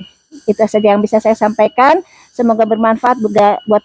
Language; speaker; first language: Indonesian; native; Indonesian